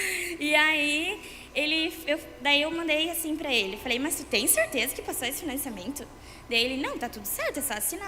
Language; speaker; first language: Portuguese; native; Portuguese